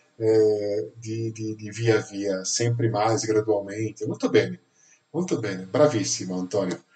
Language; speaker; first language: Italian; non-native, fluent; Portuguese